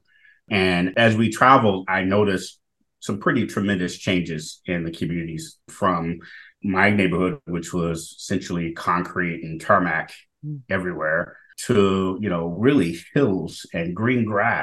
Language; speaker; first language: English; native; English